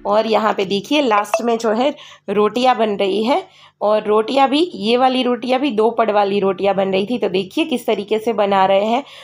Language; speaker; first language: Hindi; non-native, local second language; Gujarati